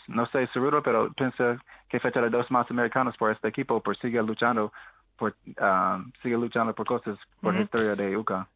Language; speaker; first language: Spanish; non-native, learner; English